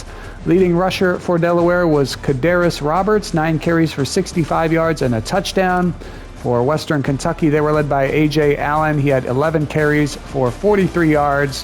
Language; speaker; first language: English; native; English